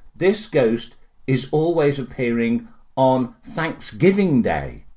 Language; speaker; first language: English; native; English